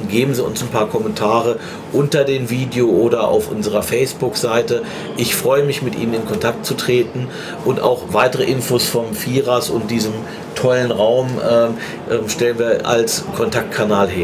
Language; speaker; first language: German; native; German